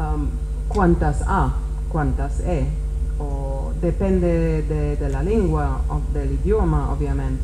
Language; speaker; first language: Spanish; non-native, fluent; Czech